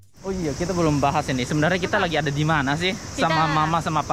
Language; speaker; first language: Indonesian; native; Indonesian